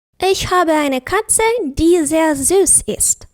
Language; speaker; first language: German; non-native, fluent; Ukrainian